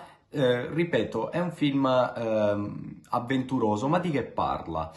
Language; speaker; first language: Italian; native; Italian